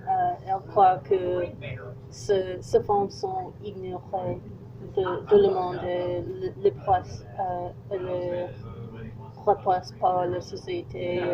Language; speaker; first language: French; non-native, learner; English